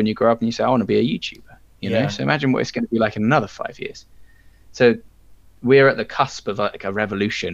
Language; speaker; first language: English; native; English